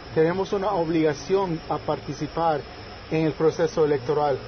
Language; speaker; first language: Spanish; native; Spanish